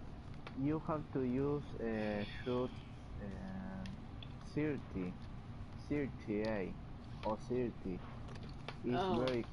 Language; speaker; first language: English; non-native, learner; Spanish